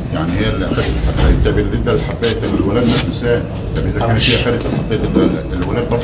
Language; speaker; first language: Arabic; native; Arabic